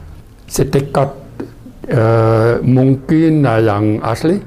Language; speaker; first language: Indonesian; non-native, fluent; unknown